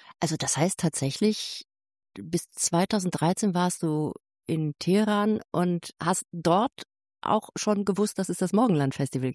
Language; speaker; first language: German; native; German